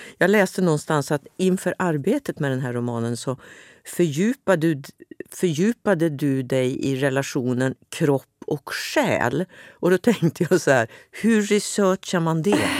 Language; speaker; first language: Swedish; native; Swedish